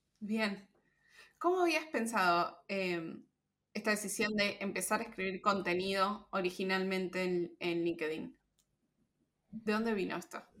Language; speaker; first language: Spanish; native; Spanish